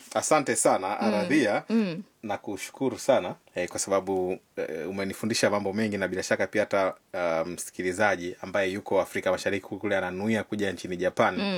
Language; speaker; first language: Swahili; native; Swahili